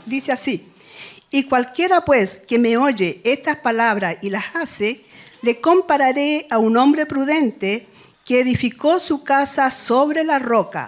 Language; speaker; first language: Spanish; native; Spanish